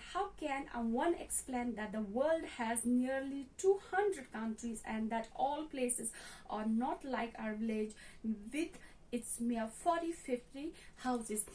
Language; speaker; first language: English; non-native, local second language; Hindi